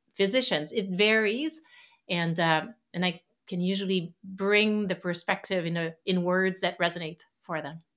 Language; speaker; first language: English; non-native, fluent; French